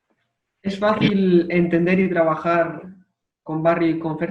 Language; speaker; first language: Spanish; native; Spanish